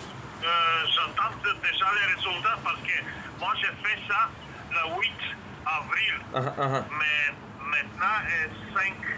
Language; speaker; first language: French; non-native, learner; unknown